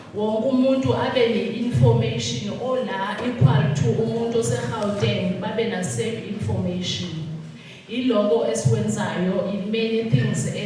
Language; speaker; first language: Zulu; non-native, local second language; Xhosa